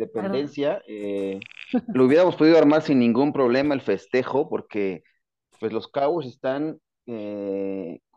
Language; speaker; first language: Spanish; native; Spanish